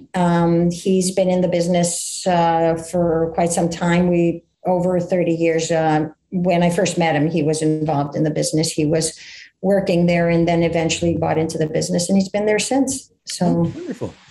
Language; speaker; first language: English; early bilingual, other home language; Greek